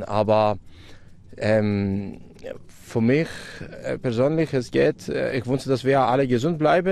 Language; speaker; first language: German; non-native, fluent; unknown